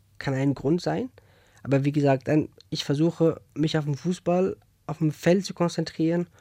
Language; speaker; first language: German; non-native, fluent; Persian